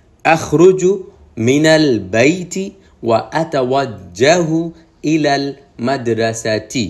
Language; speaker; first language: Arabic; non-native, fluent; Bangla